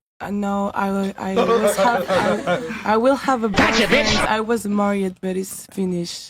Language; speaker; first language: English; non-native, learner; French